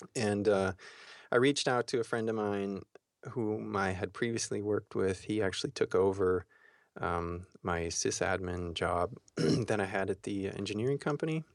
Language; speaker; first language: English; early bilingual, heritage; German